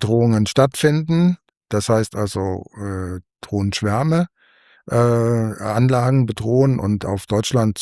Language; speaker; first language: German; native; German